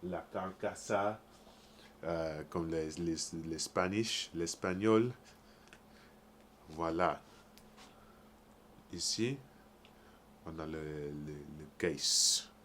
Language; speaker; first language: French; non-native, learner; English